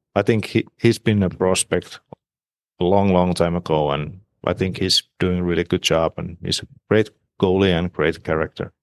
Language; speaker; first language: English; non-native, fluent; Finnish